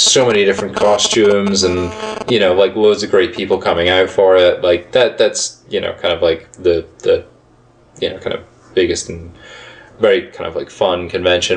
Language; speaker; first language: English; native; English